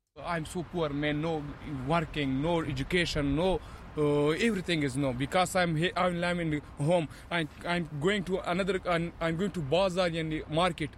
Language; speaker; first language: English; non-native, learner; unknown